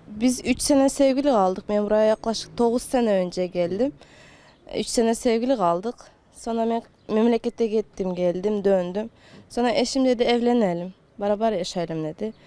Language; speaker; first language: Turkish; non-native, fluent; Kyrgyz